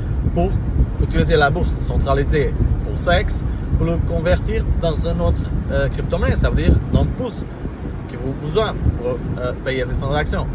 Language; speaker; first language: French; non-native, fluent; Portuguese